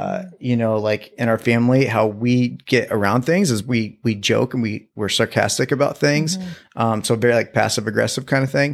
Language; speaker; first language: English; native; English